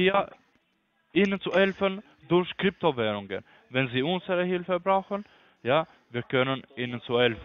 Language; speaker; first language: German; non-native, learner; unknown